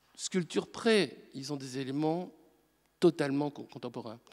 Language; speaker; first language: French; native; French